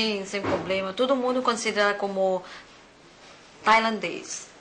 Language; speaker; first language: Portuguese; non-native, learner; Thai